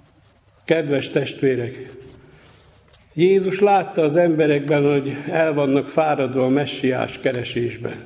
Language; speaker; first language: Hungarian; native; Hungarian